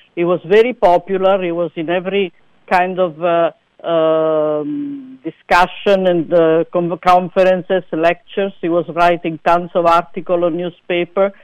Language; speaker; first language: English; non-native, fluent; Italian